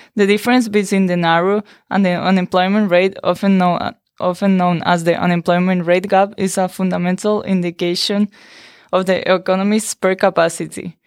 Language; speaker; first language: English; non-native, fluent; Spanish